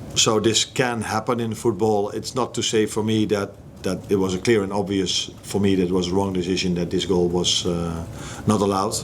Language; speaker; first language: English; non-native, fluent; Dutch